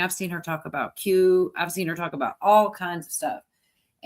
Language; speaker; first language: English; native; English